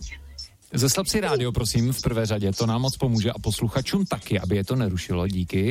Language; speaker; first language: Czech; native; Czech